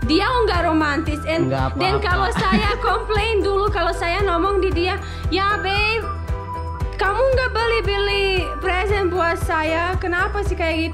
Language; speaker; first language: Indonesian; non-native, learner; English